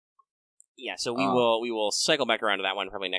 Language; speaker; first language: English; native; English